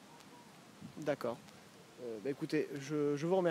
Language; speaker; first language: French; native; French